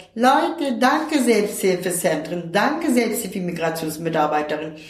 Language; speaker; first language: German; non-native, fluent; Turkish